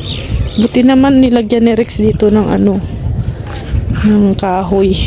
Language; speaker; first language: Filipino; native; Filipino